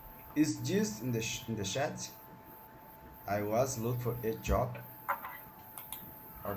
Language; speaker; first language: English; non-native, learner; Portuguese